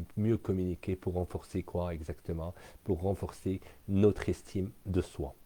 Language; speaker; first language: French; non-native, local second language; Arabic